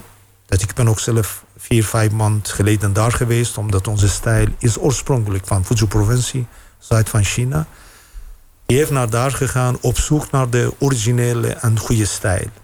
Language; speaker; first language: Dutch; non-native, fluent; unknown